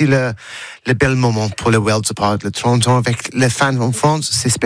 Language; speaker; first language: French; non-native, learner; English